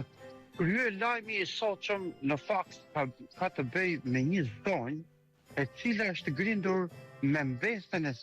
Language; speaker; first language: Albanian; native; Albanian